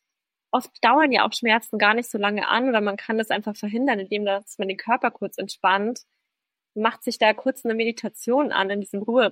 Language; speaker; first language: German; native; German